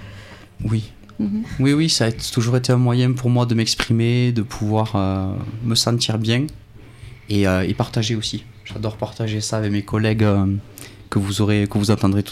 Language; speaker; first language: French; native; French